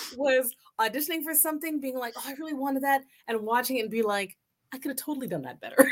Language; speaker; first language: English; native; English